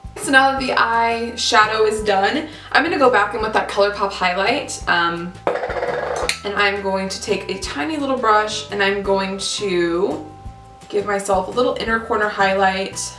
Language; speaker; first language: English; native; English